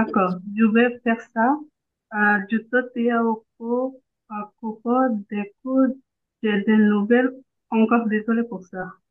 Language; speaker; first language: French; non-native, learner; Bangla